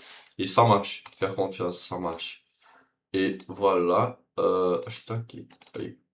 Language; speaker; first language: French; non-native, learner; Portuguese